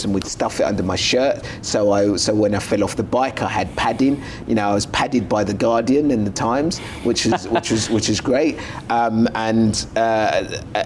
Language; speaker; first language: English; native; English